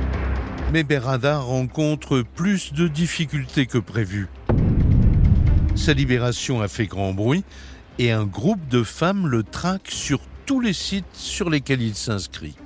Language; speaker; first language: French; native; French